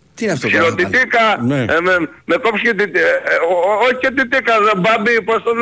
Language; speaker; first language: Greek; native; Greek